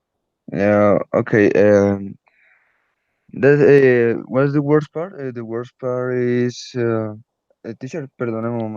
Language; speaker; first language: English; non-native, learner; Spanish